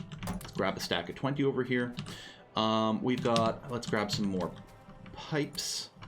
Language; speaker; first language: English; native; English